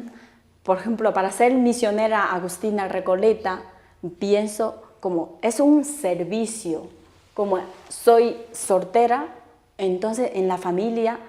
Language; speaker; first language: Spanish; non-native, fluent; Chinese